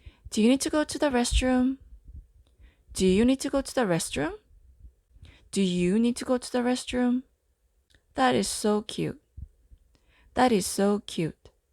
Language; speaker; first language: English; non-native, fluent; Korean